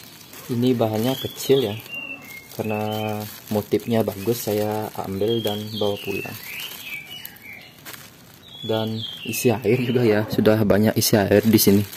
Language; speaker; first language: Indonesian; native; Indonesian